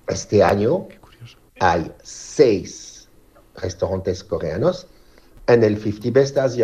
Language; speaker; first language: Spanish; non-native, fluent; French